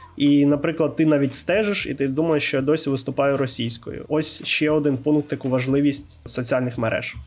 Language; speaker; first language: Ukrainian; non-native, local second language; Russian